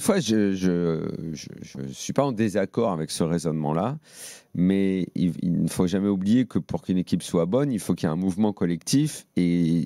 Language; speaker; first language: French; native; French